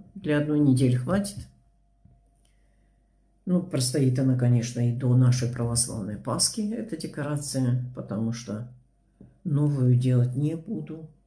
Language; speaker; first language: Russian; native; Russian